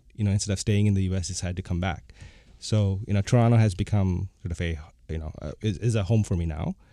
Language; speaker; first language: English; non-native, fluent; Bangla